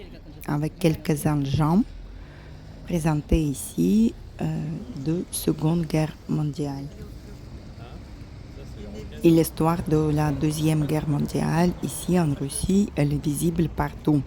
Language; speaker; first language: French; non-native, fluent; Russian